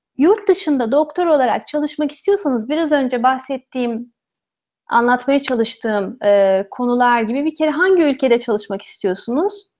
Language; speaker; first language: Turkish; native; Turkish